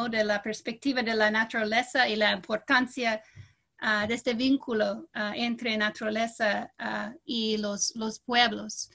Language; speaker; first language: Spanish; non-native, fluent; English